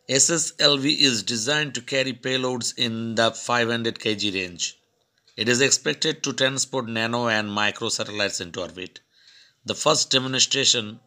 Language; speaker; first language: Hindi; non-native, local second language; Bangla